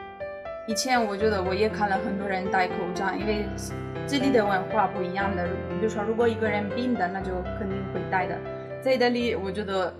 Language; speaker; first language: Chinese; non-native, fluent; Italian